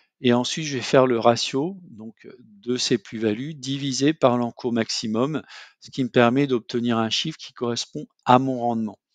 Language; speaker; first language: French; native; French